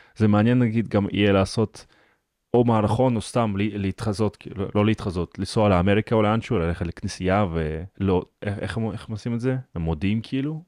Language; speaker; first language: Hebrew; native; Hebrew